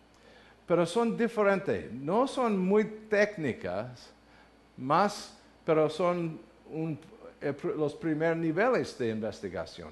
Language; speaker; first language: Spanish; non-native, learner; English